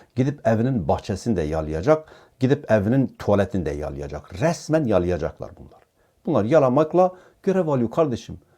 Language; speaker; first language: Turkish; native; Turkish